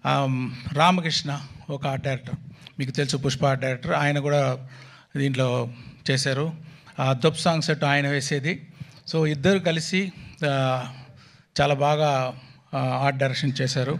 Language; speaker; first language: Telugu; non-native, local second language; Tamil